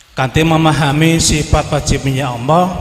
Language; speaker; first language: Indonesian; non-native, local second language; Javanese